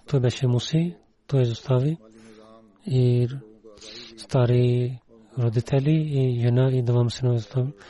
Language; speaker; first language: Bulgarian; non-native, learner; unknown